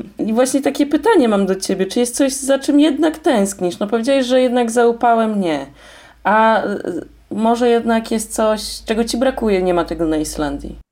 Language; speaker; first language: Polish; native; Polish